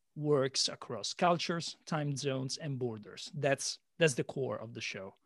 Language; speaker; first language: English; non-native, fluent; Italian